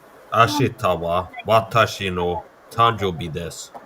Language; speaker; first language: Japanese; non-native, learner; Swedish